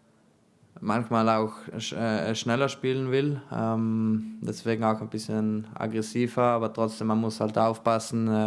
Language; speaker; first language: German; non-native, fluent; Italian